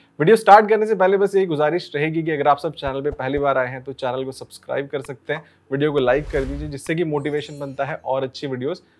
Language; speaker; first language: Hindi; native; Hindi